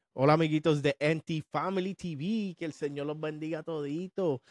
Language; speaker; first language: Spanish; native; Spanish